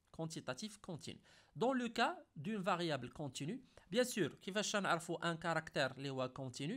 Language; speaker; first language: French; non-native, local second language; Arabic